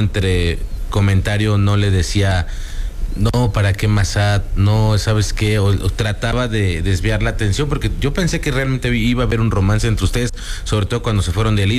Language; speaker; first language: Spanish; native; Spanish